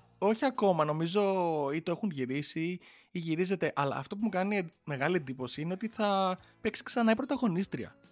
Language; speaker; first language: Greek; native; Greek